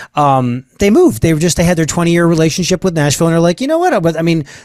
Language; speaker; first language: English; native; English